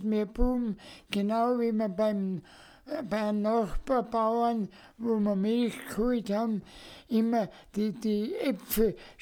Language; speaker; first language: German; native; German